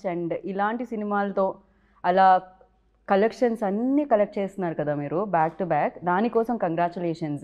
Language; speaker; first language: Telugu; native; Telugu